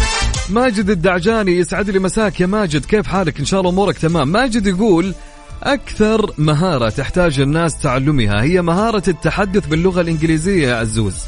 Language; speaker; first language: Arabic; native; Arabic